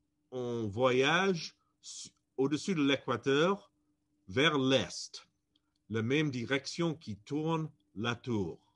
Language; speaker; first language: French; non-native, fluent; English